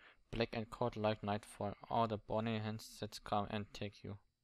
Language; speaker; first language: English; non-native, learner; German